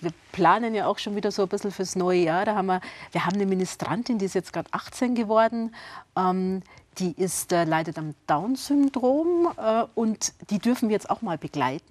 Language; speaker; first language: German; native; German